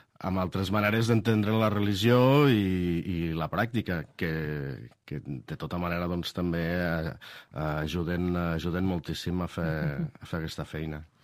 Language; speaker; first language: Catalan; native; Catalan